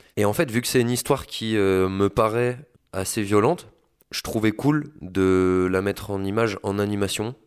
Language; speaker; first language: French; native; French